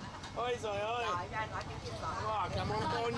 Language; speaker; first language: Vietnamese; early bilingual, heritage; English